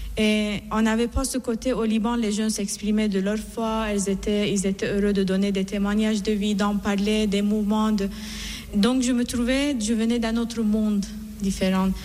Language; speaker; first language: French; non-native, fluent; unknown